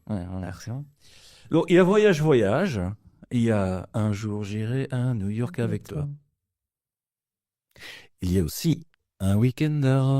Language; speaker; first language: French; native; French